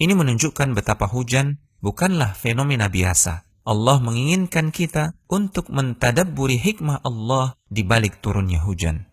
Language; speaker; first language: Indonesian; native; Indonesian